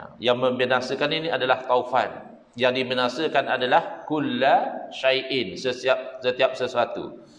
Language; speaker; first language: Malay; native; Malay